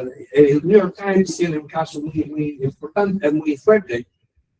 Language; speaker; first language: Spanish; non-native, learner; English